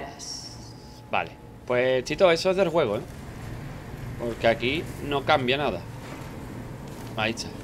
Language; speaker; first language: Spanish; native; Spanish